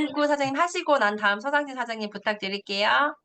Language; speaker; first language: Korean; native; Korean